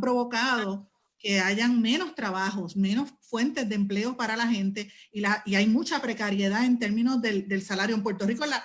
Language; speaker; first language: Spanish; native; Spanish